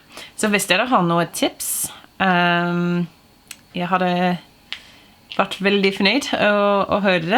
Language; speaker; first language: Norwegian; non-native, fluent; English